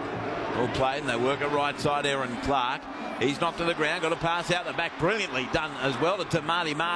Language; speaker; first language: English; native; English